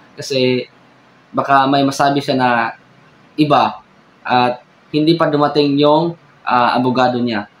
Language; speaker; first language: Filipino; non-native, local second language; Cebuano